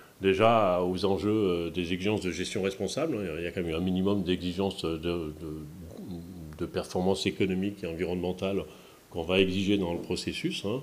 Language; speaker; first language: French; native; French